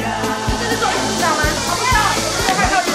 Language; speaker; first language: Chinese; native; Chinese